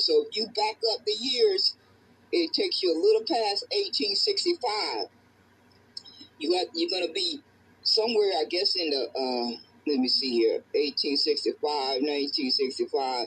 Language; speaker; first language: English; native; English